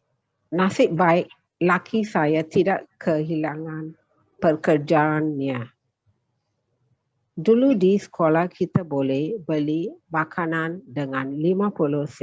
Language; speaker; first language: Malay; non-native, learner; Tamil